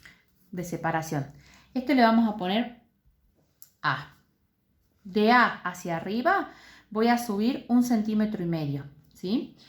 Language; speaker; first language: Spanish; native; Spanish